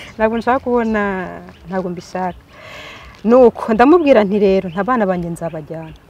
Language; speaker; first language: Kinyarwanda; early bilingual, other home language; Rundi